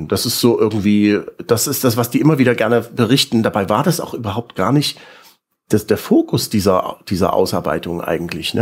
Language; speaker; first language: German; native; German